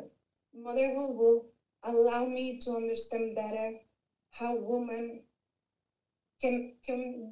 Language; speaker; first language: English; non-native, fluent; Spanish